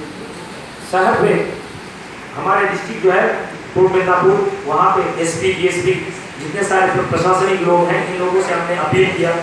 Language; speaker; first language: Hindi; non-native, local second language; Bangla